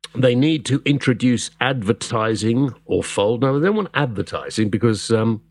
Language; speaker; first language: English; native; English